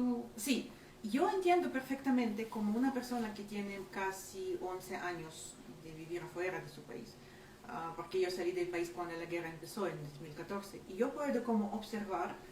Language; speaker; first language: Spanish; non-native, fluent; Ukrainian